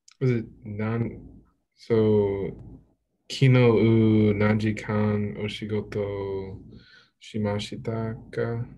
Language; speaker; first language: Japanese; non-native, learner; English